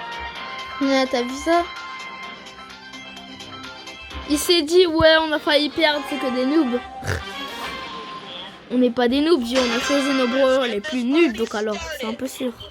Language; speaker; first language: French; native; French